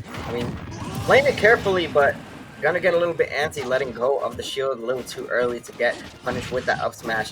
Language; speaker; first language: English; native; English